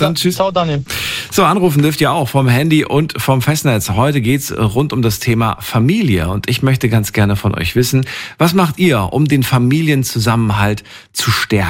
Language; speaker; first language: German; native; German